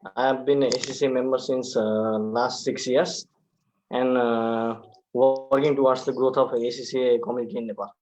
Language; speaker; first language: English; non-native, local second language; Nepali